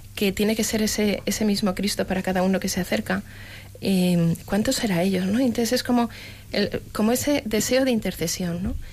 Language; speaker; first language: Spanish; native; Spanish